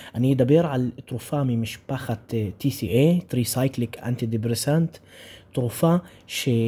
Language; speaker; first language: Hebrew; non-native, local second language; Arabic